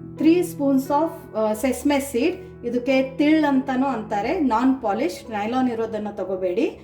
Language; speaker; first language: Kannada; native; Kannada